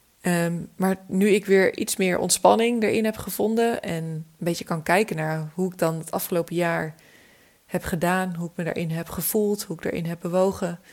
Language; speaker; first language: Dutch; native; Dutch